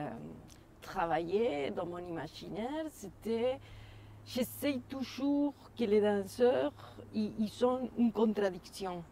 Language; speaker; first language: French; non-native, fluent; Spanish